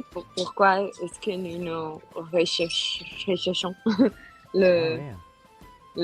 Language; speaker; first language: French; non-native, learner; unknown